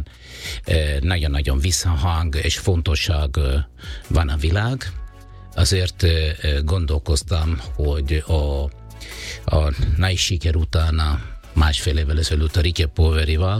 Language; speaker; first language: Hungarian; non-native, fluent; Italian